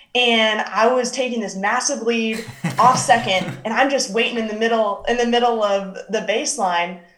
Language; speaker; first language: English; native; English